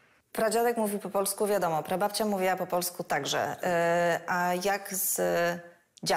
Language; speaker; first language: Polish; native; Polish